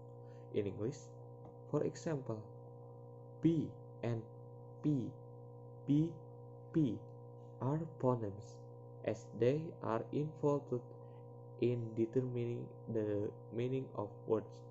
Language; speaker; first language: English; non-native, learner; Indonesian